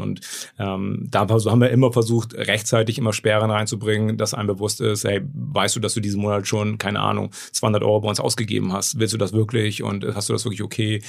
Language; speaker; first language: German; native; German